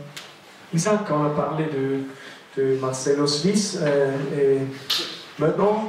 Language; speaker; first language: French; non-native, local second language; German